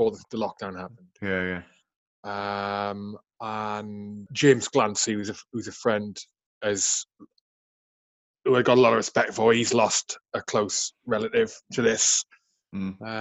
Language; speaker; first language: English; native; English